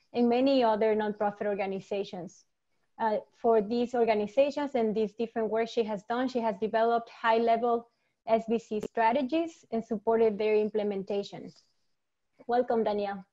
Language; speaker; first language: English; non-native, fluent; Spanish